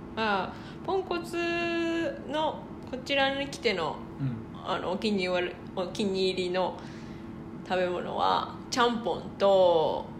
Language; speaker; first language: Japanese; native; Japanese